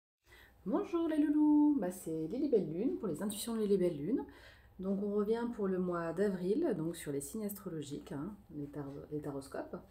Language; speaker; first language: French; native; French